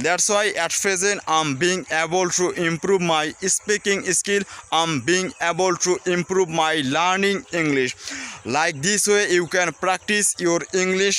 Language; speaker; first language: English; non-native, learner; Bangla